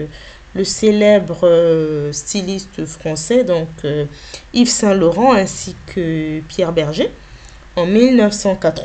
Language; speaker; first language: French; native; French